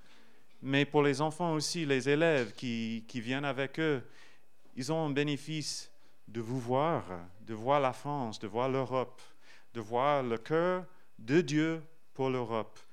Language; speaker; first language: French; non-native, fluent; English